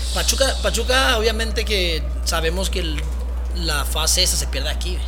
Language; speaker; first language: Spanish; early bilingual, heritage; Spanish